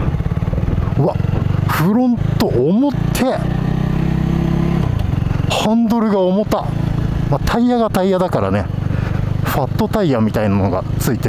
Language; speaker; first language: Japanese; native; Japanese